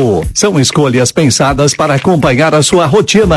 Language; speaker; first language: Portuguese; native; Portuguese